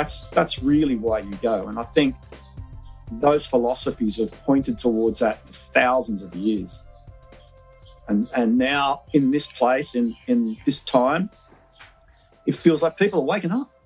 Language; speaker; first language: English; native; English